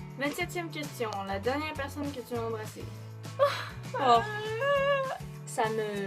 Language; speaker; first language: French; native; French